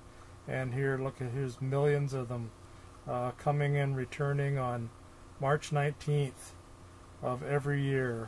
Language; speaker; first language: English; native; English